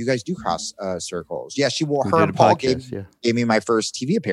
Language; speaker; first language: English; native; English